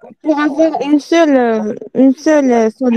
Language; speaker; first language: French; non-native, local second language; Arabic